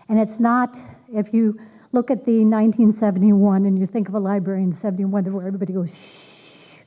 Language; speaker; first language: English; native; English